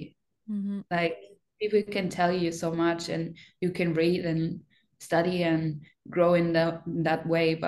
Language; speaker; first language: English; non-native, fluent; German